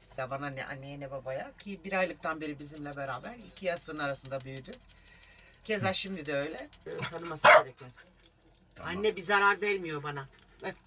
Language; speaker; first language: Turkish; early bilingual, heritage; Romanian